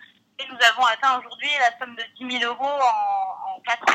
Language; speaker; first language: French; native; French